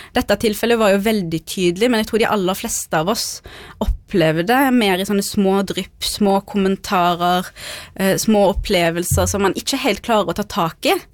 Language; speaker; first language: Norwegian; early bilingual, other home language; Arabic